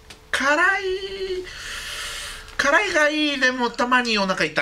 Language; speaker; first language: Japanese; non-native, learner; Spanish